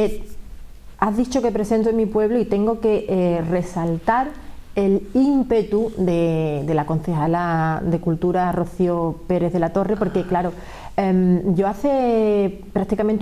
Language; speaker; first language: Spanish; native; Spanish